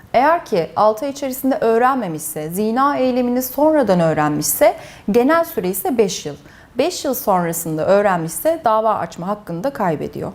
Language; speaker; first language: Turkish; early bilingual, heritage; Turkish